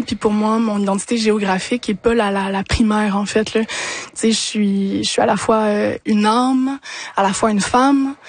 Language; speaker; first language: French; native; French